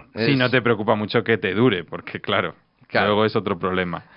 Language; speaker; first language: Spanish; non-native, fluent; Russian